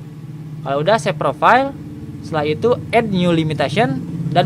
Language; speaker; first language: Indonesian; native; Indonesian